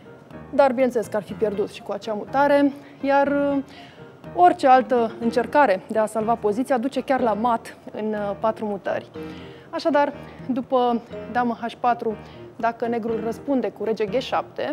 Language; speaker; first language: Romanian; native; Romanian